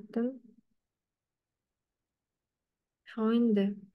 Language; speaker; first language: German; non-native, fluent; Ukrainian